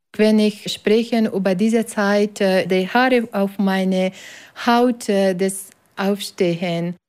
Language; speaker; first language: German; non-native, learner; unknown